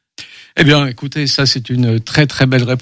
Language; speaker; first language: French; native; French